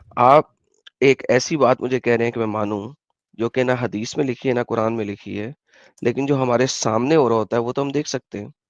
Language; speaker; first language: Hindi; native; Hindi